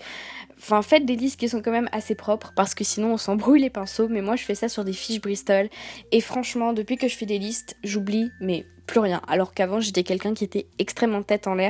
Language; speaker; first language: French; native; French